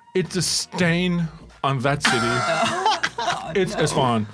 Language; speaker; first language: English; early bilingual, other home language; Persian